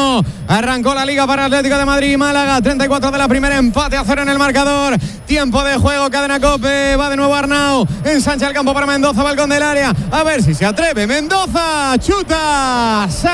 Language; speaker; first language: Spanish; native; Spanish